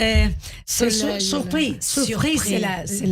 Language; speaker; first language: French; non-native, learner; Spanish